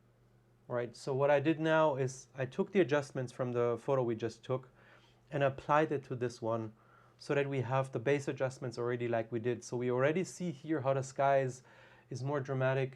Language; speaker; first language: English; non-native, fluent; German